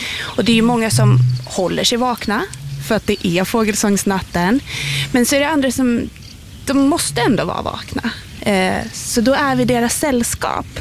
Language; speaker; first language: Swedish; native; Swedish